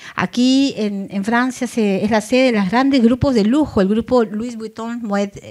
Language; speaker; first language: Spanish; native; Spanish